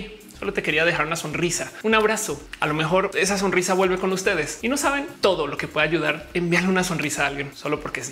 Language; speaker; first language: Spanish; native; Spanish